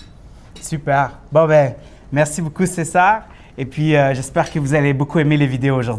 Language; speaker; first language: French; native; French